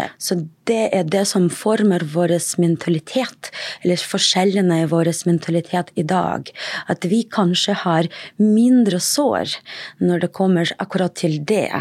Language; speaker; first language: Norwegian; non-native, fluent; Russian